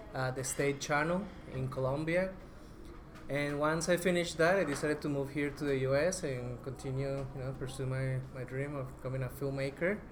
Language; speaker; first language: English; non-native, fluent; Spanish